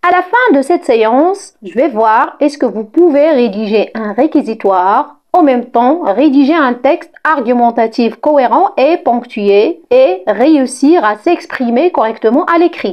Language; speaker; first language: French; non-native, local second language; Arabic